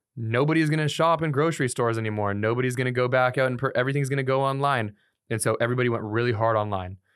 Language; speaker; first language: English; native; English